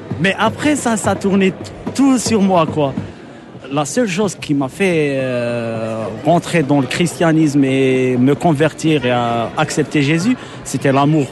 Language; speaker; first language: French; non-native, local second language; Arabic